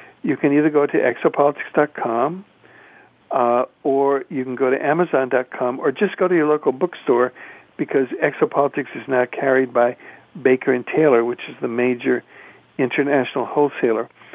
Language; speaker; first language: English; early bilingual, other home language; Spanish